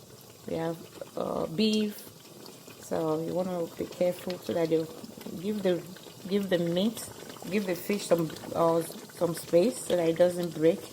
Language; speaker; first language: English; non-native, local second language; Yoruba